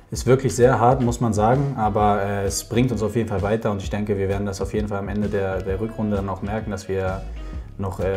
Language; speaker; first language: German; native; German